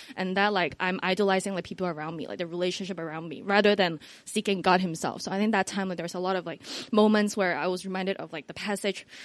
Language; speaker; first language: English; non-native, local second language; Cantonese